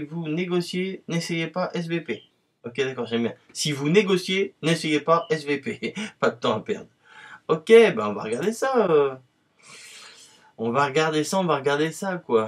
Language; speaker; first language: French; native; French